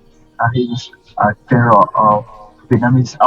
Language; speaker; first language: English; non-native, learner; Vietnamese